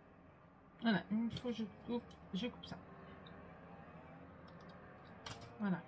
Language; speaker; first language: French; native; French